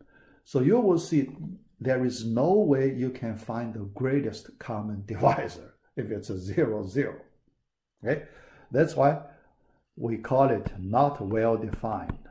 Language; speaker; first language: English; non-native, fluent; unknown